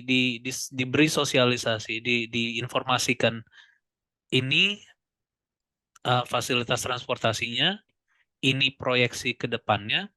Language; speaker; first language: Indonesian; native; Indonesian